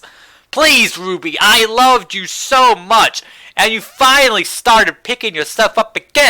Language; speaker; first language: English; native; English